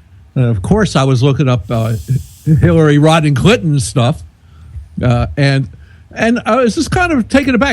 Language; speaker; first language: English; native; English